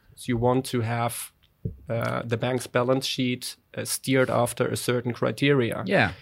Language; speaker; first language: English; non-native, fluent; German